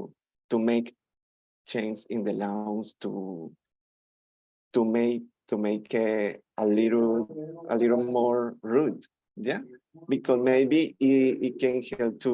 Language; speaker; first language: English; non-native, learner; Spanish